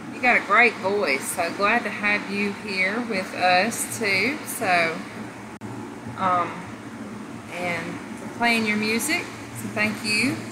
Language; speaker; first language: English; native; English